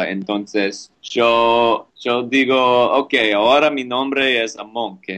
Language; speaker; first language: Spanish; non-native, learner; English